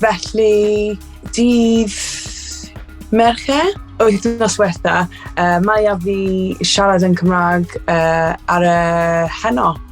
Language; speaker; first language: Welsh; non-native, learner; English